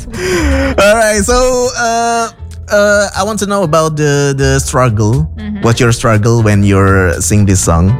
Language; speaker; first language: English; non-native, fluent; Indonesian